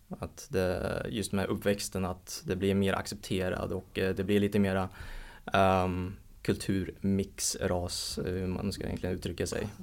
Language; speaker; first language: Swedish; early bilingual, heritage; Swedish